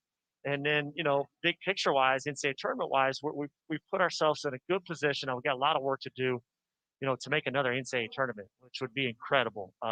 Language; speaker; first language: English; native; English